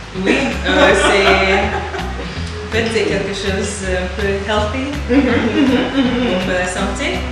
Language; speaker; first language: French; non-native, learner; English